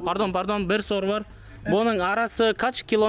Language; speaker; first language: Turkish; non-native, learner; Kazakh